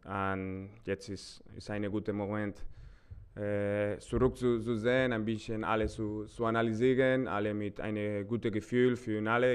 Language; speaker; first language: German; non-native, learner; Spanish